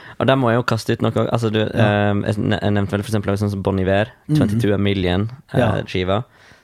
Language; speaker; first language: Norwegian; native; Norwegian